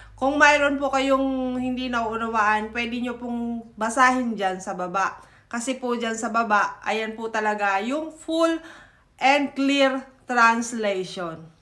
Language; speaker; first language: Filipino; native; Filipino